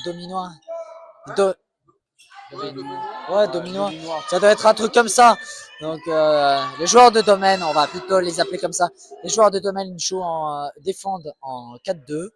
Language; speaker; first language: French; native; French